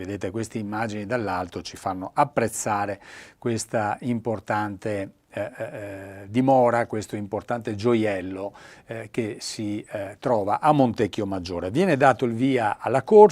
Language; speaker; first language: Italian; native; Italian